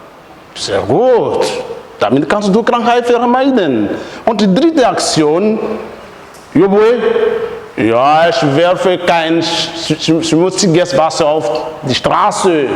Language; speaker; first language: German; non-native, fluent; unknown